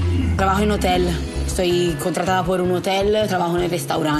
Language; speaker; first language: Spanish; non-native, fluent; Italian